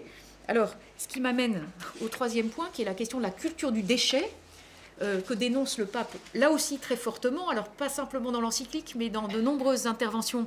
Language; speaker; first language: French; native; French